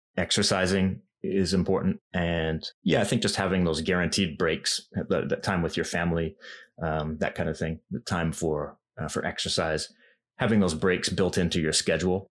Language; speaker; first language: English; native; English